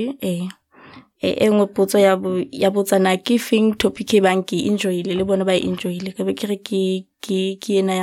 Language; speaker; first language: English; non-native, local second language; Southern Sotho